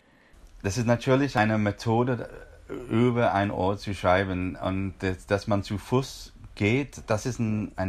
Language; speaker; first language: German; non-native, fluent; English